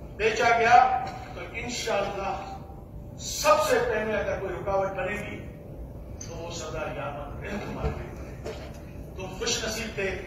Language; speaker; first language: Urdu; non-native, local second language; Baluchi